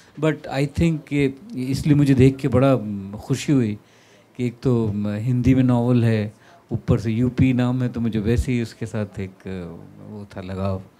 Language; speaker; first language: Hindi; native; Hindi